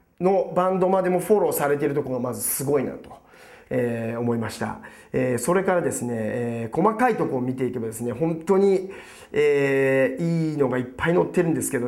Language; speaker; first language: Japanese; native; Japanese